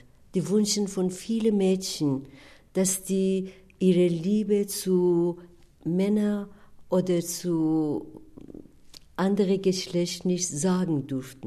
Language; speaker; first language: German; non-native, fluent; Persian